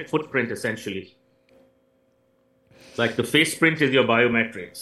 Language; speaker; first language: English; non-native, local second language; Hindi